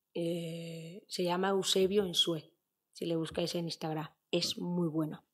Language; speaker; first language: Spanish; native; Spanish